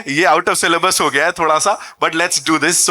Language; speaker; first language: Hindi; native; Hindi